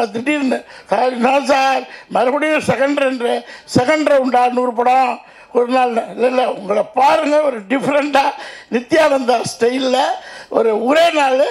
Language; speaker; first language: Tamil; native; Tamil